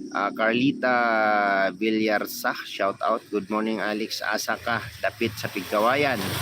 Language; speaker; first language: Filipino; native; Filipino